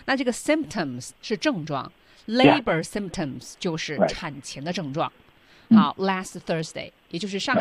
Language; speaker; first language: Chinese; native; Chinese